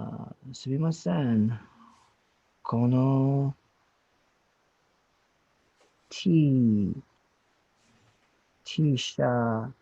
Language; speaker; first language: Japanese; non-native, learner; English